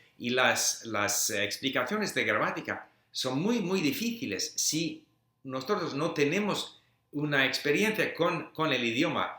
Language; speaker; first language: Spanish; non-native, fluent; English